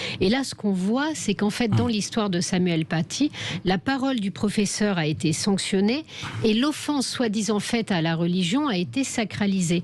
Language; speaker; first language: French; native; French